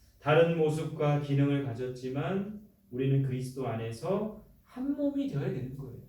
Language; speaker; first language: Korean; native; Korean